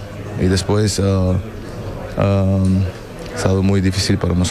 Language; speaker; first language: Spanish; non-native, learner; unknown